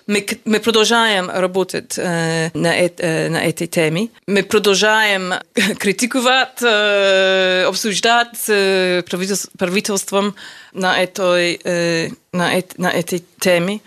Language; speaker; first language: Russian; non-native, learner; English